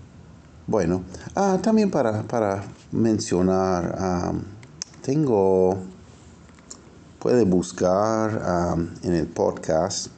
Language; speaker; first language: Spanish; non-native, fluent; English